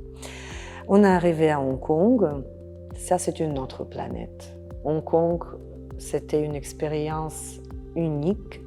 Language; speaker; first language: French; non-native, fluent; Russian